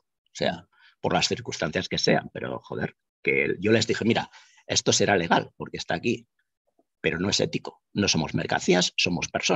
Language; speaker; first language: Spanish; native; Spanish